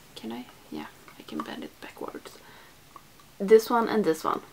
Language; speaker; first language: English; non-native, fluent; Swedish